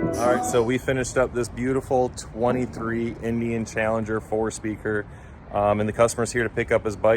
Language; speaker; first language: English; native; English